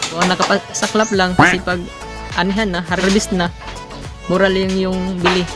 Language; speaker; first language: Filipino; non-native, local second language; Cebuano